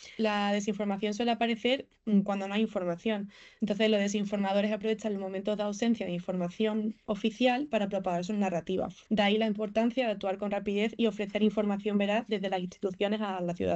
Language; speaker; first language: Spanish; native; Spanish